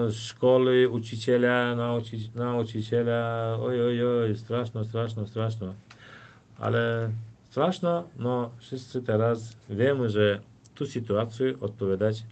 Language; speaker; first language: Polish; non-native, fluent; Turkmen